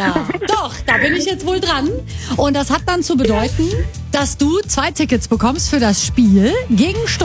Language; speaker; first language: German; native; German